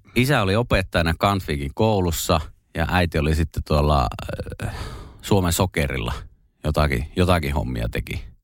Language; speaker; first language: Finnish; native; Finnish